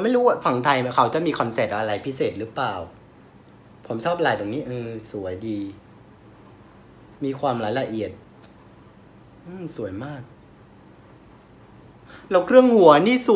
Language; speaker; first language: Thai; non-native, fluent; Vietnamese